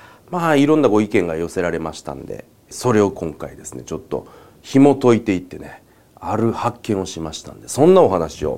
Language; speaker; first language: Japanese; native; Japanese